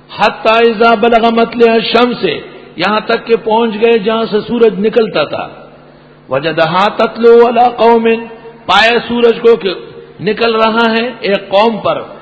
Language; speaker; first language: Urdu; non-native, local second language; Pashto